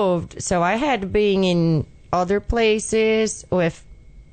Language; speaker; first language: English; non-native, fluent; Portuguese